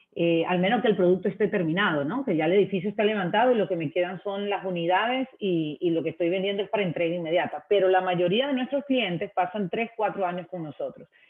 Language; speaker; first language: Spanish; native; Spanish